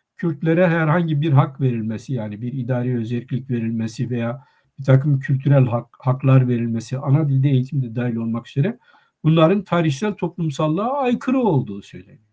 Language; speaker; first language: Turkish; non-native, local second language; Kurdish